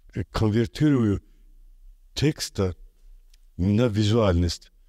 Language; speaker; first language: Russian; non-native, local second language; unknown